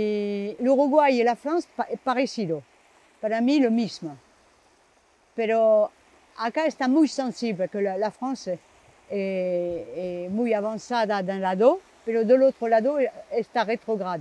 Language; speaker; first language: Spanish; non-native, learner; French